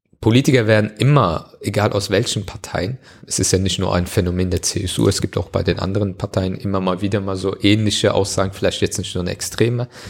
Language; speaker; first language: German; early bilingual, other home language; Turkish